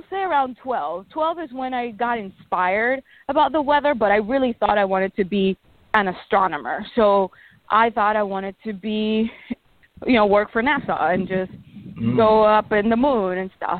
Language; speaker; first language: English; non-native, fluent; Spanish